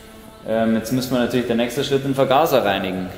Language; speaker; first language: German; native; German